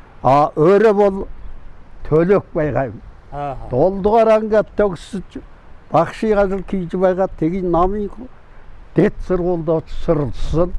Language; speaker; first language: Mongolian; non-native, local second language; Kazakh